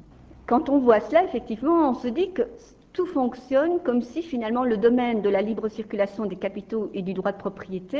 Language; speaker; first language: French; native; French